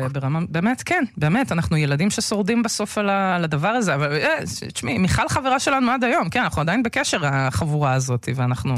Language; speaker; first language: Hebrew; early bilingual, other home language; Russian